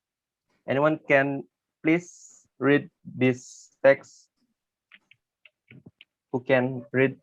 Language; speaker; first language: English; non-native, learner; Indonesian